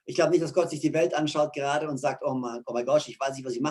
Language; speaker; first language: German; native; German